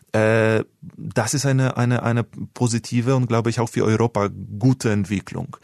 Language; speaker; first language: German; non-native, fluent; Polish